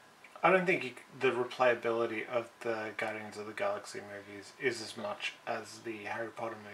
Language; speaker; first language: English; native; English